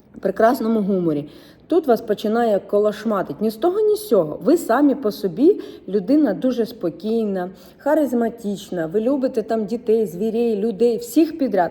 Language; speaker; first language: Ukrainian; non-native, local second language; Russian